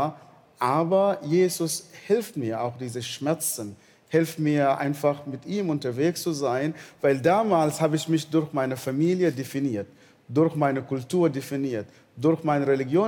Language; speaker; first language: German; non-native, fluent; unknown